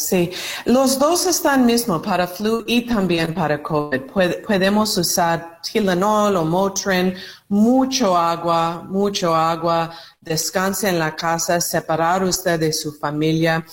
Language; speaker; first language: Spanish; non-native, learner; English